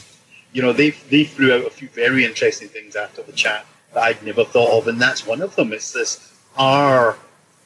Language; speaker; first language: English; native; English